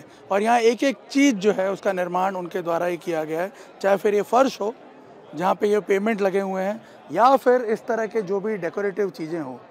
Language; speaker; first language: Hindi; native; Hindi